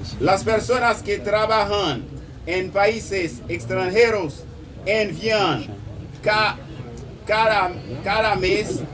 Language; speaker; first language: Spanish; non-native, learner; Haitian Creole